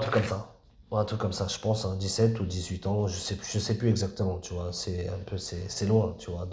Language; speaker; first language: French; native; French